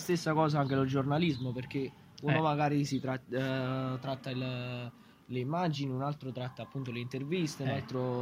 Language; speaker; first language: Italian; native; Italian